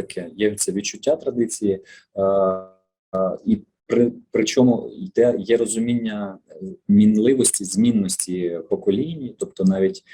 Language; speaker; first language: Ukrainian; native; Ukrainian